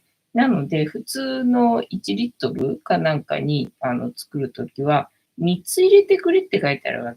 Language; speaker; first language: Japanese; native; Japanese